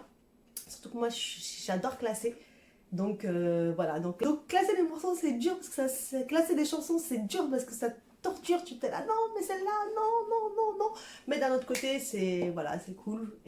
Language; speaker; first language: French; native; French